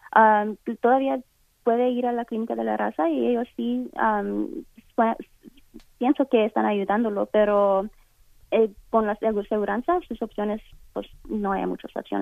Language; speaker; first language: Spanish; early bilingual, heritage; Spanish